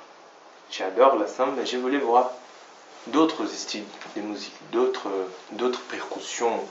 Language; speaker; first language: French; non-native, fluent; Portuguese